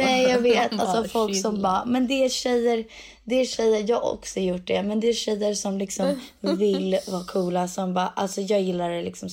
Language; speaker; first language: Swedish; native; Swedish